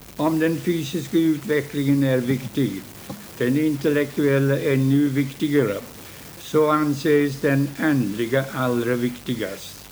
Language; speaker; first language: Swedish; early bilingual, heritage; Swedish